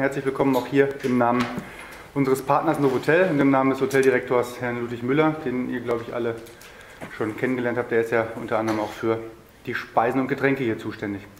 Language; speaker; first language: German; native; German